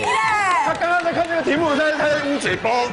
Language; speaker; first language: Chinese; native; Chinese